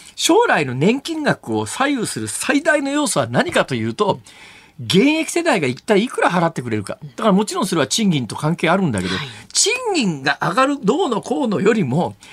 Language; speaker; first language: Japanese; native; Japanese